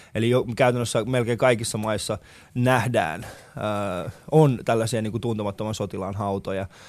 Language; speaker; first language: Finnish; early bilingual, other home language; Persian